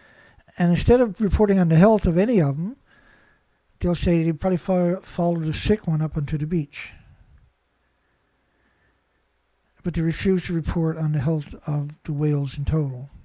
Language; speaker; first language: English; native; English